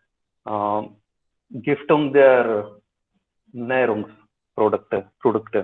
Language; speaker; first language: German; non-native, fluent; Hindi